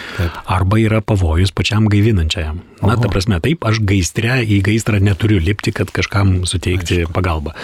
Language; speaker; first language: Lithuanian; native; Lithuanian